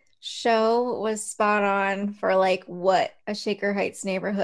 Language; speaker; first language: English; native; English